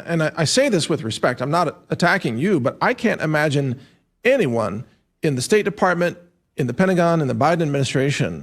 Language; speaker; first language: English; native; English